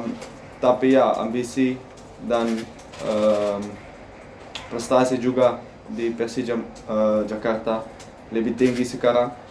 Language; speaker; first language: Indonesian; non-native, learner; Dutch